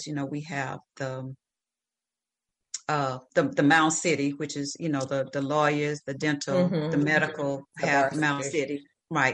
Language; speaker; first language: English; native; English